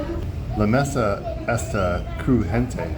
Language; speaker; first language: Spanish; non-native, learner; English